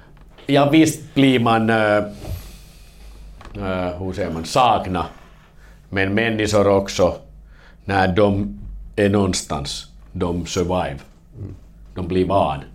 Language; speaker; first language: Swedish; non-native, fluent; Finnish